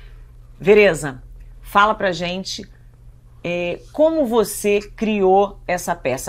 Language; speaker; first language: Portuguese; native; Portuguese